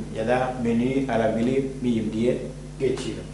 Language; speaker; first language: Turkish; non-native, fluent; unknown